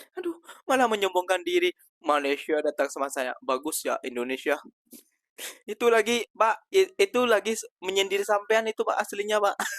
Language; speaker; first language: Indonesian; native; Indonesian